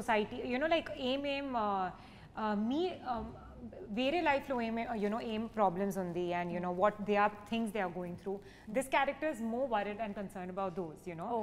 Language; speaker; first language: Telugu; non-native, learner; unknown